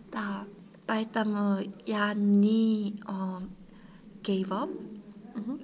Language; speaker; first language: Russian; non-native, learner; Korean